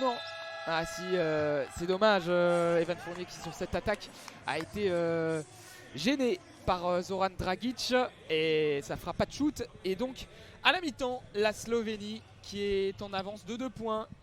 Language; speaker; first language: French; native; French